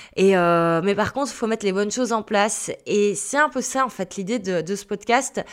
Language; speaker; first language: French; native; French